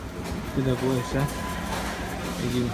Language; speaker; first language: Arabic; non-native, learner; Urdu